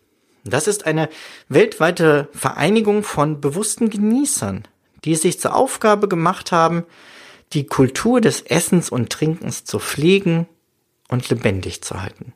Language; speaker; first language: German; native; German